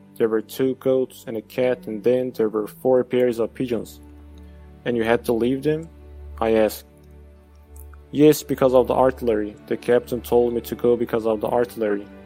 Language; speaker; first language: English; non-native, fluent; Azerbaijani